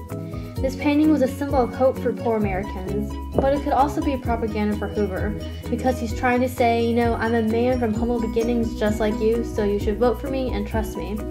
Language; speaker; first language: English; native; English